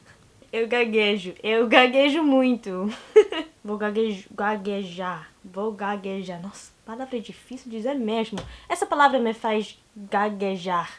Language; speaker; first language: Portuguese; non-native, learner; English